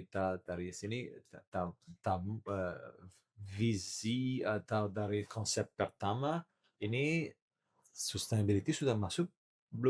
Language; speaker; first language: Indonesian; non-native, learner; Italian